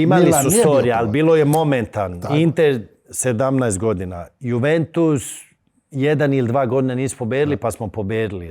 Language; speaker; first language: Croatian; early bilingual, heritage; Bosnian